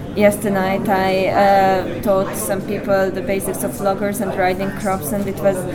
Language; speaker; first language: English; non-native, fluent; Hungarian